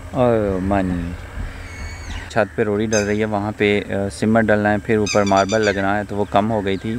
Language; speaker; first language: Urdu; non-native, local second language; Punjabi